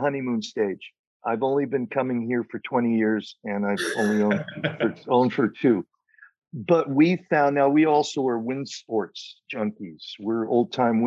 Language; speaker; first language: English; native; English